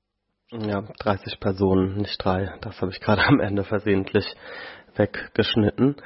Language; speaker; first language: German; native; German